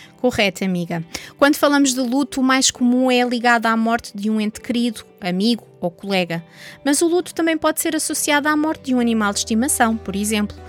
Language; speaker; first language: Portuguese; native; Portuguese